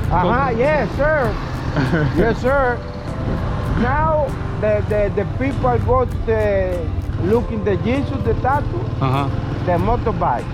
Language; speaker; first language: English; non-native, learner; Spanish